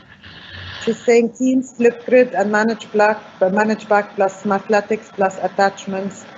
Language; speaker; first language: English; non-native, fluent; Arabic